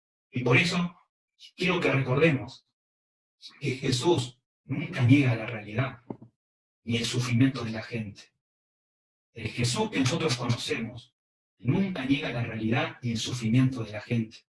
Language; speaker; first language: Spanish; early bilingual, other home language; Korean